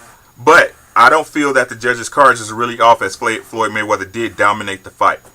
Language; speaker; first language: English; native; English